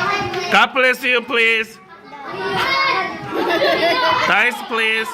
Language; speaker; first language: English; non-native, fluent; Korean